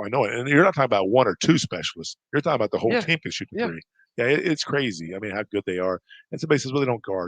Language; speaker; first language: English; native; English